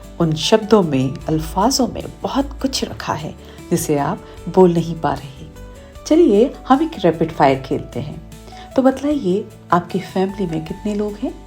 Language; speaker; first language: Hindi; native; Hindi